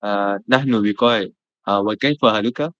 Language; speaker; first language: Arabic; non-native, learner; Malay